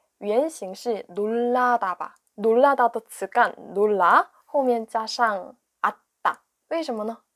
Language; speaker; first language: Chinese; non-native, fluent; Korean